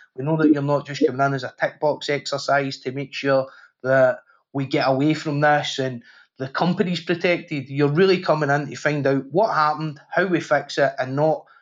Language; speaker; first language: English; native; English